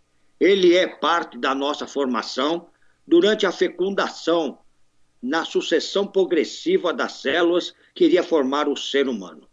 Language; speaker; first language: Portuguese; native; Portuguese